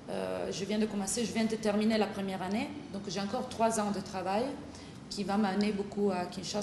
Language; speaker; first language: French; non-native, fluent; Italian